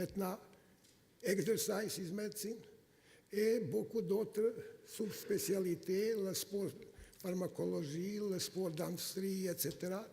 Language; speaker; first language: French; non-native, fluent; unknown